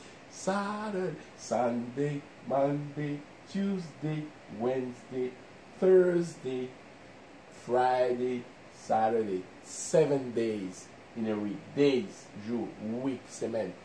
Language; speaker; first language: English; non-native, fluent; Haitian Creole